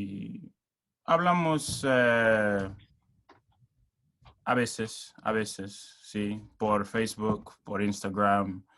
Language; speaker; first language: Spanish; non-native, learner; English